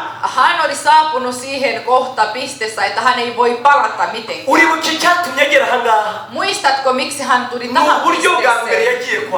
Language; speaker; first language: Finnish; non-native, learner; Kinyarwanda